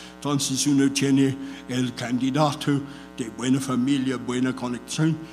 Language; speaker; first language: Spanish; non-native, fluent; English